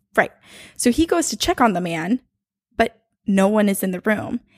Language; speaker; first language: English; native; English